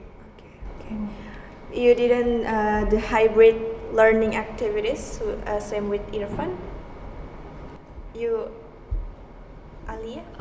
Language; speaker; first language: English; non-native, learner; Indonesian